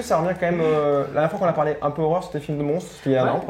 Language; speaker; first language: French; native; French